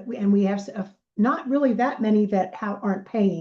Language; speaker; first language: English; native; English